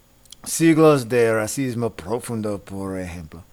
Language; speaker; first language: Spanish; non-native, fluent; English